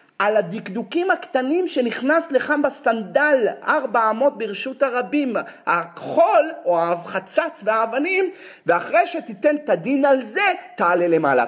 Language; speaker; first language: Hebrew; native; Hebrew